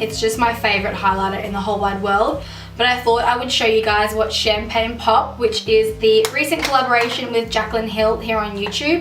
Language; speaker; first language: English; native; English